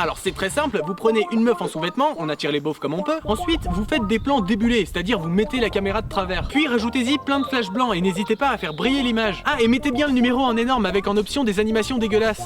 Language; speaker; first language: French; native; French